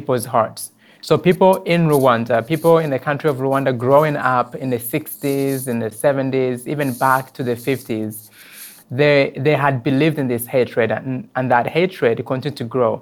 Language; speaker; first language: English; non-native, local second language; Kinyarwanda